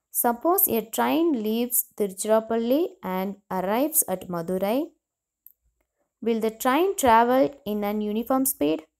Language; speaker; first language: English; non-native, local second language; Tamil